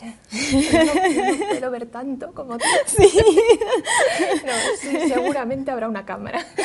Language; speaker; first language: Spanish; native; Spanish